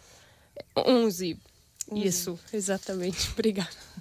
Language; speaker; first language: Portuguese; non-native, fluent; German